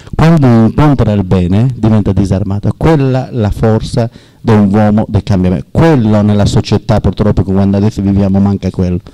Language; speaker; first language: Italian; non-native, learner; Persian